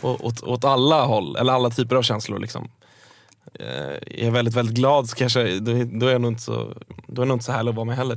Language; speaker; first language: Swedish; native; Swedish